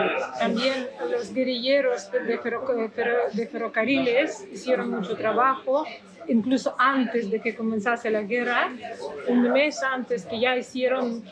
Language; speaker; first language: Spanish; non-native, fluent; Russian